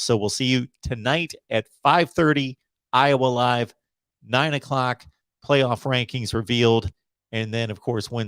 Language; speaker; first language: English; native; English